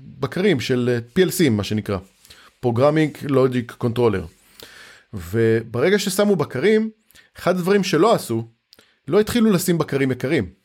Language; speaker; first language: Hebrew; native; Hebrew